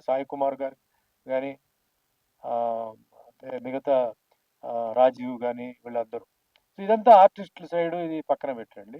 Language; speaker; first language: Telugu; native; Telugu